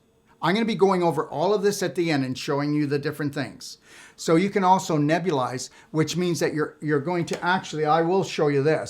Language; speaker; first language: English; native; English